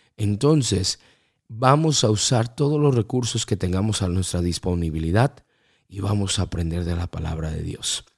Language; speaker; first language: Spanish; early bilingual, heritage; Spanish